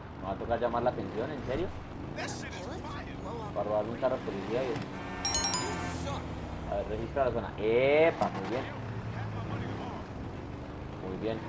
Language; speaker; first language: Spanish; native; Spanish